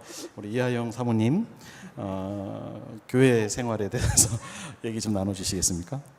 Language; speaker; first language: Korean; native; Korean